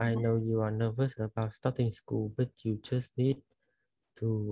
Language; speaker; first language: English; non-native, learner; Vietnamese